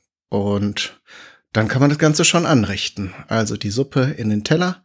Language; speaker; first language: German; native; German